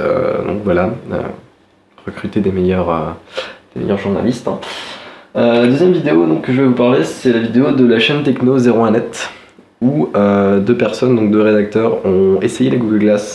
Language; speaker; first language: French; native; French